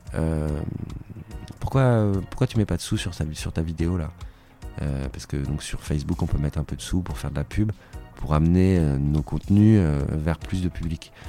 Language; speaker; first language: French; native; French